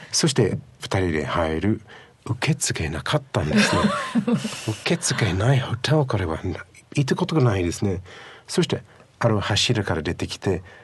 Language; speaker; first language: Japanese; non-native, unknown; English